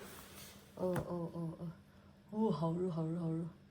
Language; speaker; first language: Chinese; non-native, learner; Filipino